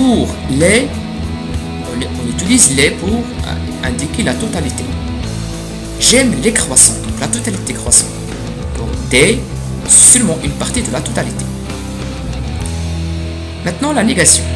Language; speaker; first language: French; non-native, fluent; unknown